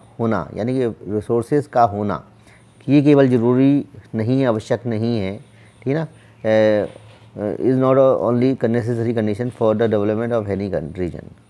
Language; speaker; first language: Hindi; native; Hindi